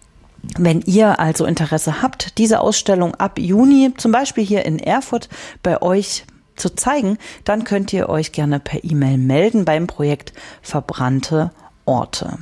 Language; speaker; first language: German; native; German